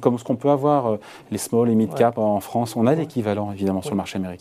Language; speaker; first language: French; native; French